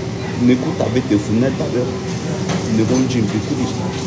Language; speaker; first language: Japanese; non-native, learner; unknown